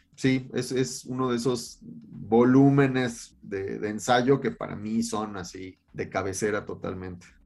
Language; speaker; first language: Spanish; native; Spanish